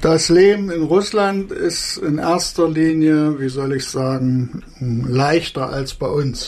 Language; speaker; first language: German; native; German